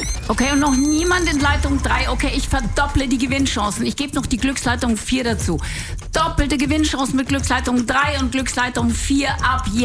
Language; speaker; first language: German; native; German